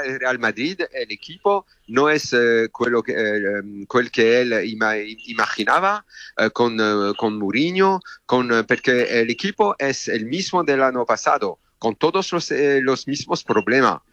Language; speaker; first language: Spanish; non-native, learner; French